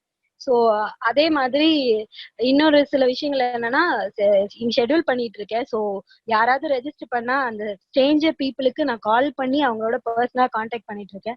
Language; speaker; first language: Tamil; native; Tamil